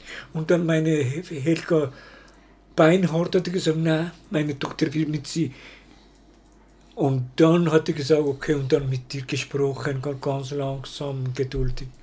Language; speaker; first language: German; non-native, learner; Persian